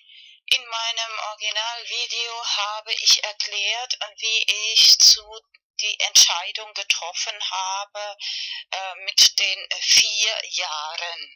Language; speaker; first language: German; non-native, fluent; Spanish